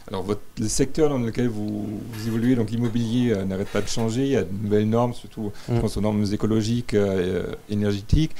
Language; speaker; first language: French; native; French